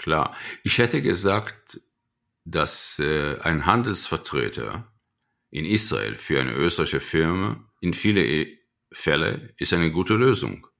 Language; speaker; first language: German; non-native, fluent; Hebrew